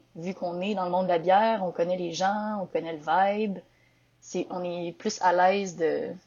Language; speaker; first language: French; native; French